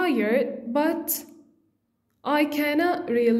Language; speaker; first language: English; non-native, fluent; Arabic